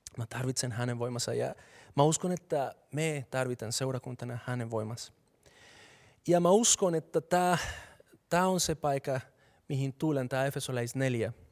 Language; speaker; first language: Finnish; non-native, fluent; Spanish